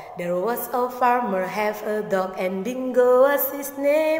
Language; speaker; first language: English; non-native, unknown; Indonesian